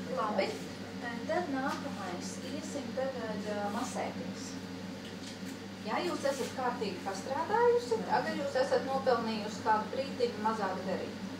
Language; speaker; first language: Latvian; native; Latvian